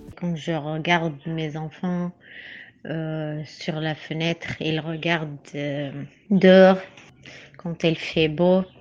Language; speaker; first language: French; non-native, learner; Arabic